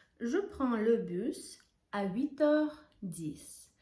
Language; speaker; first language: French; non-native, fluent; Ukrainian